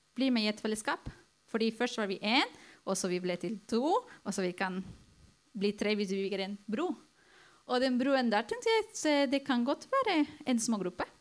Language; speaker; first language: Norwegian; non-native, fluent; Spanish